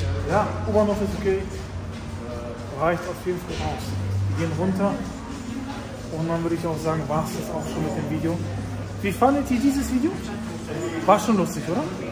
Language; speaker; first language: German; native; German